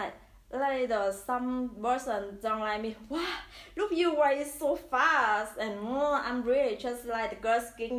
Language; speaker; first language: English; non-native, learner; Vietnamese